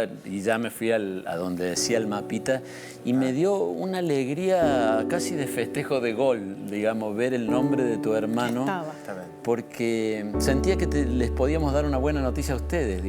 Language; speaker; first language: Spanish; native; Spanish